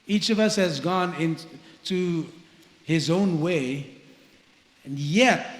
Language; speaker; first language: English; non-native, local second language; Filipino